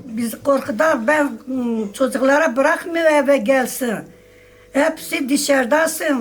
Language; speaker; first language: Turkish; non-native, local second language; Kurdish